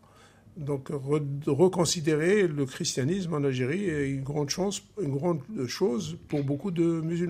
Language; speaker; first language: French; non-native, local second language; Arabic